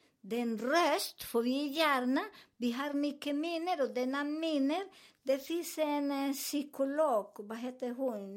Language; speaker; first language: Swedish; non-native, learner; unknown